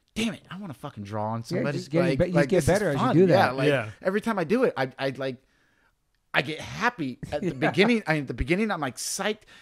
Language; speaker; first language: English; native; English